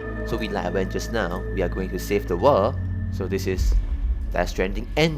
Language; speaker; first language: English; non-native, learner; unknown